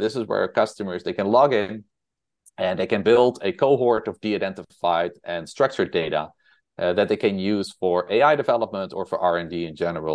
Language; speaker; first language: English; non-native, fluent; Dutch